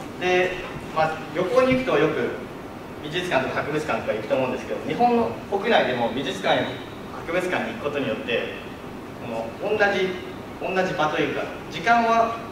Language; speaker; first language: Japanese; native; Japanese